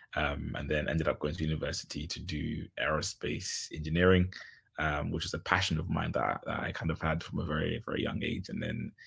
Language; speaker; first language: English; early bilingual, other home language; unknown